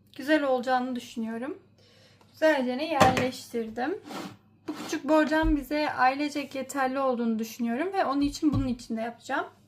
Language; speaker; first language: Turkish; early bilingual, heritage; Turkish